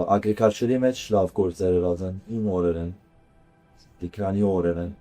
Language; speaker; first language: Armenian; early bilingual, heritage; Armenian